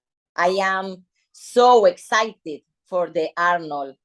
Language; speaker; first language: English; non-native, learner; Spanish